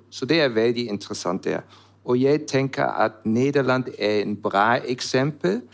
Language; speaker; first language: Norwegian; non-native, learner; German